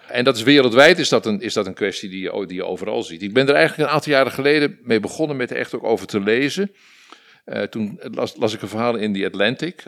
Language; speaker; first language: Dutch; native; Dutch